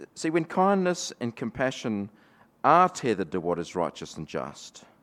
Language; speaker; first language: English; native; English